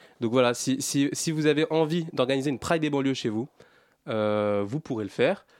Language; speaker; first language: French; native; French